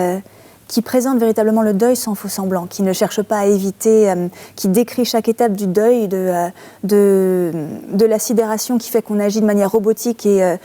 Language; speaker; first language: French; native; French